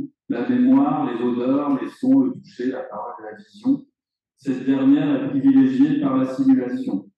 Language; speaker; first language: French; native; French